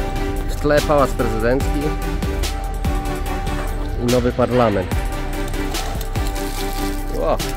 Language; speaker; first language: Polish; native; Polish